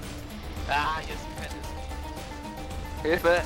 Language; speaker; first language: German; native; German